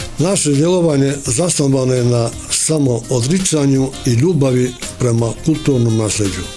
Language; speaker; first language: Bosnian; non-native, fluent; Albanian